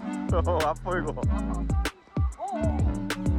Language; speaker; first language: Korean; native; Korean